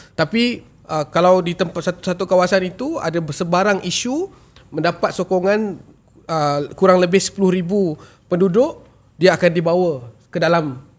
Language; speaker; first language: Malay; native; Malay